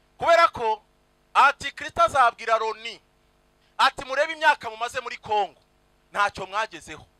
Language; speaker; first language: Kinyarwanda; native; Kinyarwanda